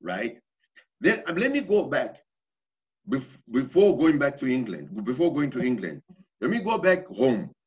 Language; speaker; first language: English; non-native, local second language; Shona